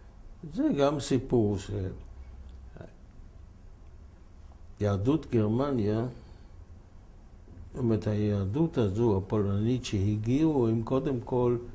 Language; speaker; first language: Hebrew; non-native, fluent; German